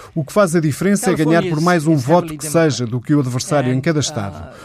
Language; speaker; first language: Portuguese; non-native, fluent; English